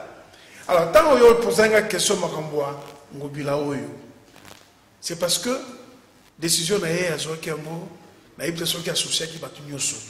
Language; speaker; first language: French; non-native, local second language; Lingala